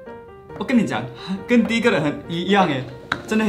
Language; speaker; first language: Chinese; non-native, local second language; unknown